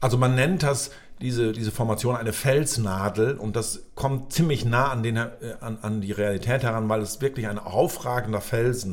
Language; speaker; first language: German; native; German